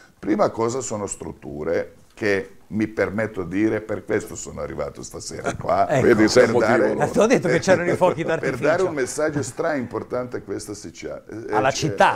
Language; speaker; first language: Italian; non-native, fluent; Croatian